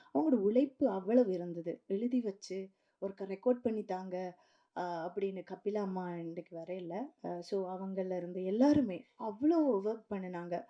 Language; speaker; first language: Tamil; native; Tamil